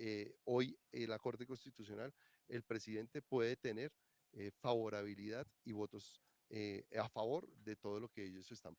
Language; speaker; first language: Spanish; native; Spanish